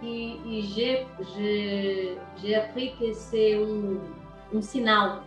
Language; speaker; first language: French; non-native, learner; Portuguese